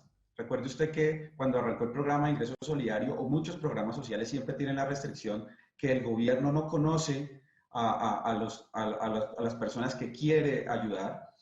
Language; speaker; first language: Spanish; native; Spanish